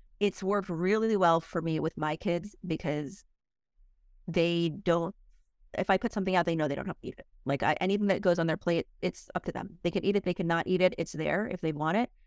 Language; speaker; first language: English; early bilingual, other home language; Korean